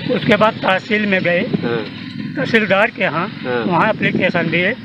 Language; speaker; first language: Hindi; native; Hindi